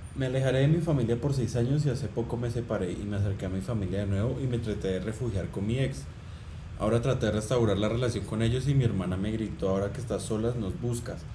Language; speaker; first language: Spanish; native; Spanish